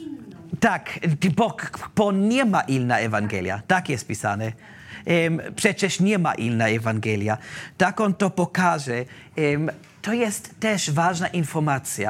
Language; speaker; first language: Polish; non-native, learner; German